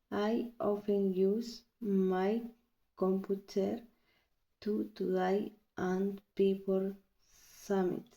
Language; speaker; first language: English; non-native, learner; Spanish